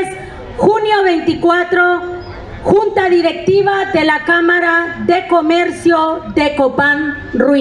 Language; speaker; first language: Spanish; native; Spanish